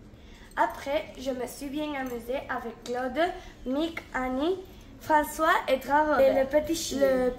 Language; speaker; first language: French; non-native, learner; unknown